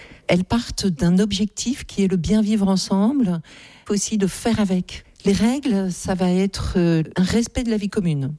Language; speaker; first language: French; native; French